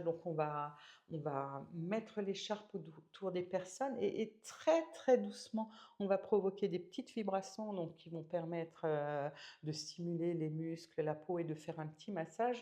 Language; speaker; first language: French; native; French